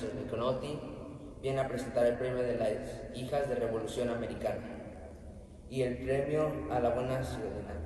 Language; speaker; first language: Spanish; early bilingual, other home language; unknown